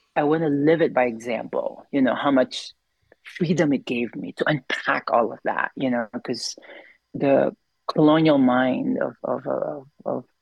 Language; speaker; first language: English; non-native, local second language; Filipino